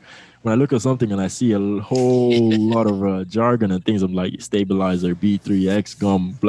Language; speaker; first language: English; non-native, local second language; Yoruba